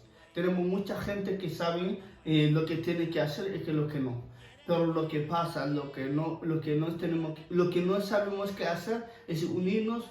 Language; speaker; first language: Spanish; non-native, learner; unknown